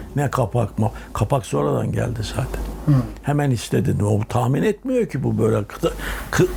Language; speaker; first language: Turkish; native; Turkish